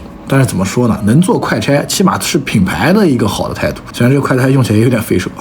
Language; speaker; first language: Chinese; native; Chinese